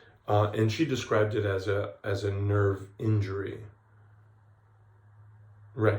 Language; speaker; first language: English; native; English